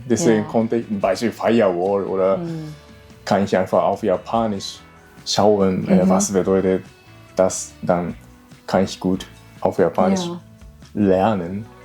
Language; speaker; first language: German; non-native, learner; Japanese